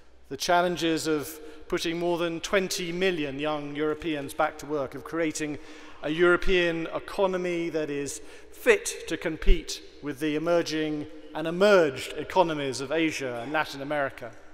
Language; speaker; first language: English; native; English